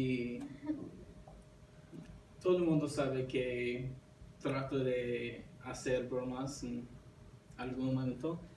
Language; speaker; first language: Spanish; non-native, learner; English